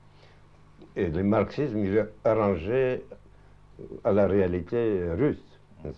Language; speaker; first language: French; non-native, fluent; Russian